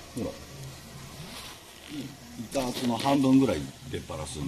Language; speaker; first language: Japanese; native; Japanese